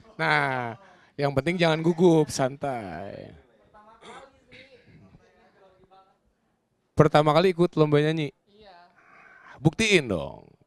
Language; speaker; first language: Indonesian; non-native, local second language; Sundanese